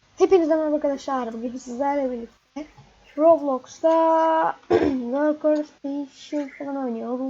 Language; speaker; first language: Turkish; native; Turkish